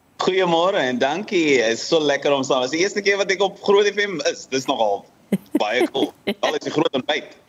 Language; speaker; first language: Afrikaans; native; Afrikaans